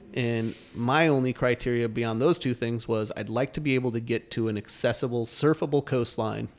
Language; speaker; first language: English; native; English